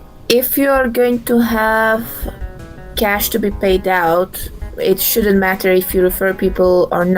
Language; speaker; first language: English; non-native, fluent; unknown